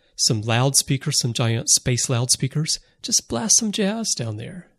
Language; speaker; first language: English; native; English